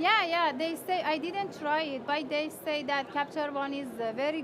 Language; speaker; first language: English; non-native, fluent; Persian